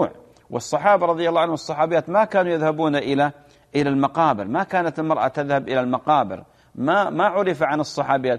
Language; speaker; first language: Arabic; native; Arabic